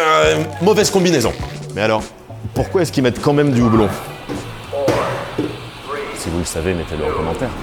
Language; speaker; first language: French; native; French